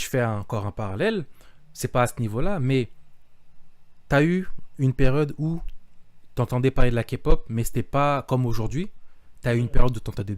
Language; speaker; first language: French; native; French